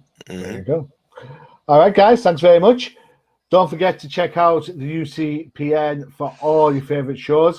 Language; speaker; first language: English; native; English